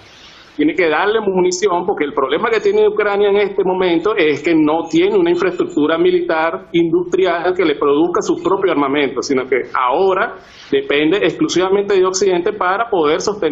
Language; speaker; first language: Spanish; native; Spanish